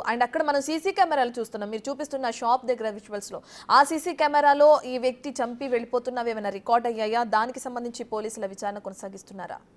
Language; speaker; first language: Telugu; native; Telugu